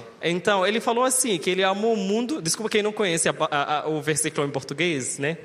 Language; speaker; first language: Portuguese; non-native, learner; Arabic